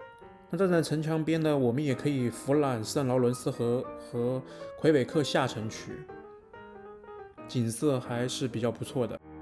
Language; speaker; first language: Chinese; native; Chinese